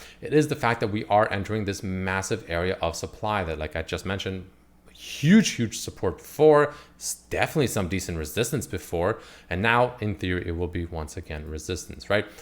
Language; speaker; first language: English; native; English